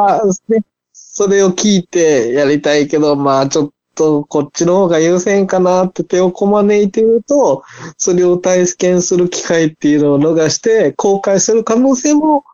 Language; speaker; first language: Japanese; native; Japanese